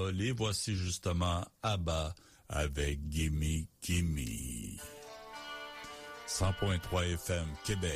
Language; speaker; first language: French; native; French